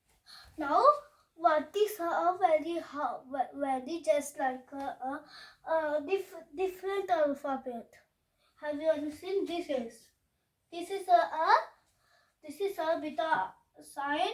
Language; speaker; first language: English; non-native, learner; Hindi